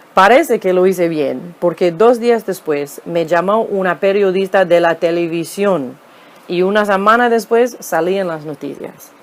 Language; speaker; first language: Spanish; non-native, fluent; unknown